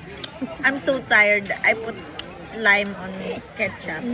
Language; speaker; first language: English; non-native, fluent; Filipino